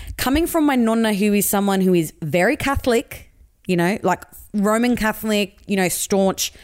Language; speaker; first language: English; native; English